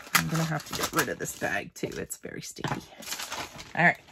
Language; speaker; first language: English; native; English